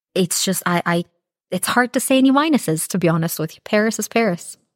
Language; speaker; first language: English; early bilingual, other home language; Romanian